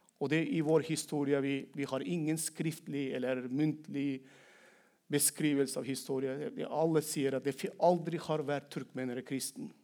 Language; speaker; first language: Norwegian; non-native, fluent; Turkmen